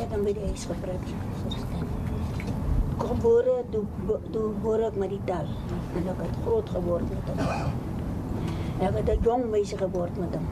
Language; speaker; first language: Dutch; non-native, local second language; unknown